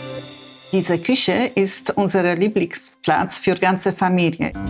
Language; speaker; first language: German; non-native, fluent; Polish